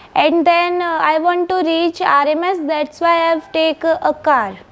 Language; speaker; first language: English; non-native, local second language; Hindi